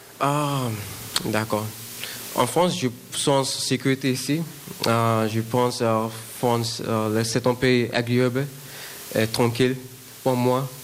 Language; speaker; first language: French; non-native, learner; Bangla